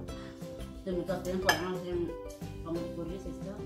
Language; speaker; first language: Spanish; non-native, learner; Indonesian